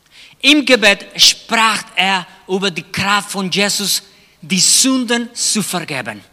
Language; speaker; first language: German; non-native, fluent; Spanish